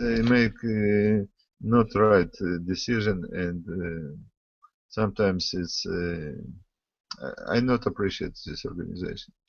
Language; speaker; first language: English; non-native, learner; Russian